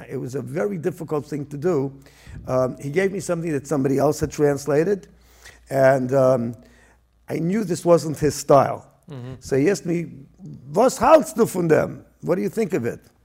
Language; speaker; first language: English; early bilingual, other home language; Yiddish